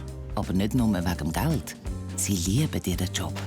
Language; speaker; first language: German; native; German